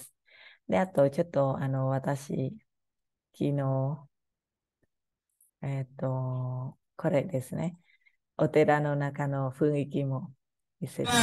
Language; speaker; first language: Japanese; non-native, learner; Khmer